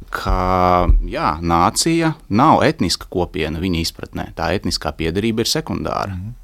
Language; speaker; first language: Latvian; native; Latvian